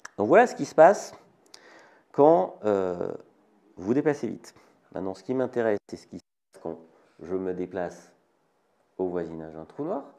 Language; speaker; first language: French; native; French